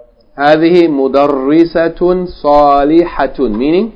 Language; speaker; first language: Arabic; non-native, fluent; English